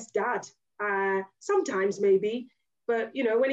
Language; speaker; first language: English; non-native, local second language; Yoruba